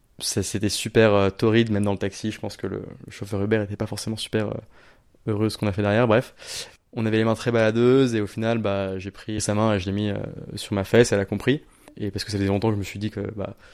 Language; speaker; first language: French; native; French